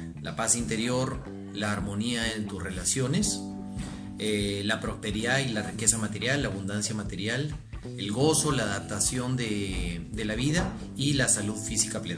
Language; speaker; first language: Spanish; native; Spanish